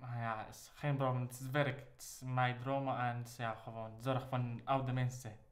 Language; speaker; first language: Dutch; non-native, learner; Arabic